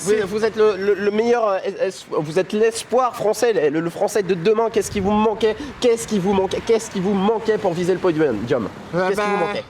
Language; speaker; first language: French; native; French